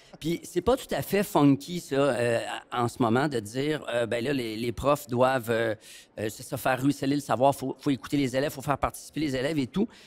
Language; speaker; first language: French; native; French